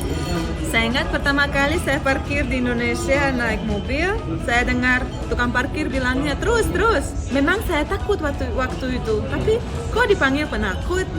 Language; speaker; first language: Indonesian; non-native, fluent; Russian